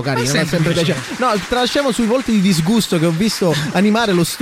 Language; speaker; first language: Italian; native; Italian